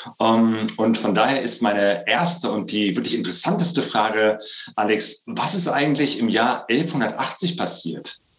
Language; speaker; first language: German; native; German